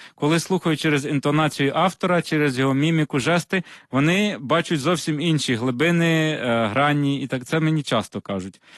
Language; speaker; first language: Ukrainian; non-native, local second language; Russian